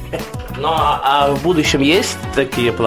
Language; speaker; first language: Russian; native; Russian